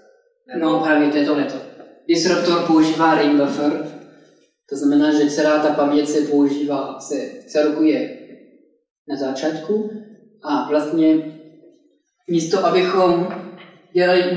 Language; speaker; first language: Czech; non-native, fluent; French